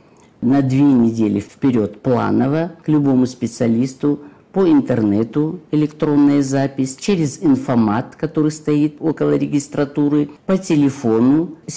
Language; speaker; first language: Russian; native; Russian